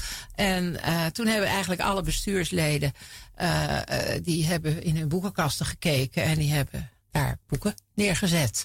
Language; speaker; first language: Dutch; native; Dutch